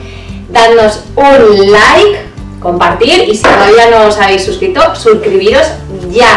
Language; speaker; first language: Spanish; native; Spanish